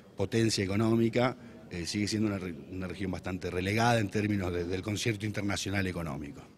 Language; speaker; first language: Spanish; native; Spanish